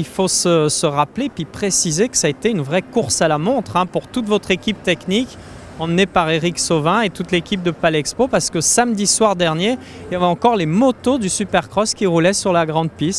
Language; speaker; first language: French; native; French